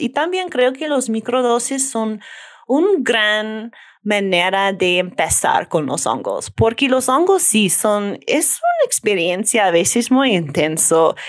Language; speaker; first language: Spanish; non-native, learner; English